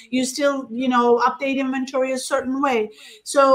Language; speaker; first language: English; non-native, fluent; Turkish